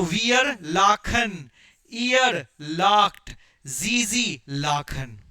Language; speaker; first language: German; non-native, fluent; Hindi